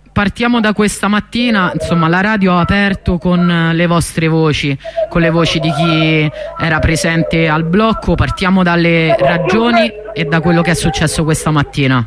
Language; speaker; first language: Italian; native; Italian